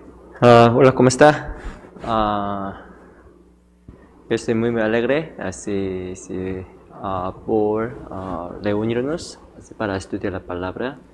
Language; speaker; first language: Spanish; non-native, learner; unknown